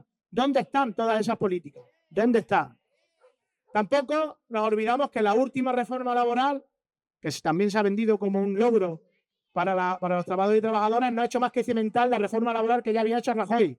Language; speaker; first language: Spanish; native; Spanish